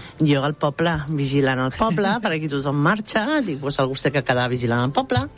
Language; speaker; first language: Catalan; non-native, local second language; Spanish